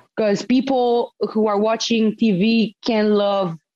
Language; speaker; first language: English; non-native, fluent; Romanian